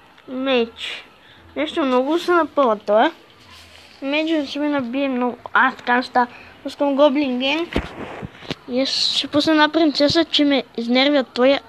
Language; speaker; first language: Bulgarian; native; Bulgarian